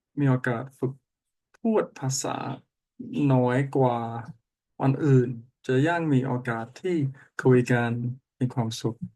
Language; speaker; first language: Thai; non-native, learner; English